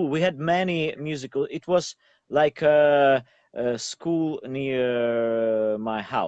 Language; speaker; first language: English; non-native, learner; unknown